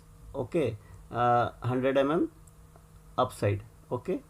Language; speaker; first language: English; non-native, local second language; Hindi